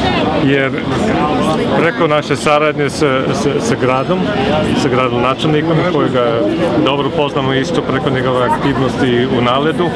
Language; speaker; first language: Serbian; non-native, fluent; English